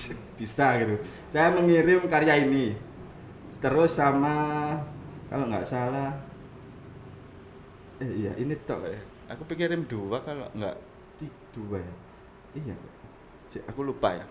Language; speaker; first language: Indonesian; non-native, local second language; Javanese